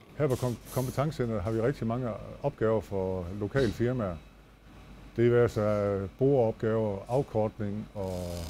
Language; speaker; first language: Danish; native; Danish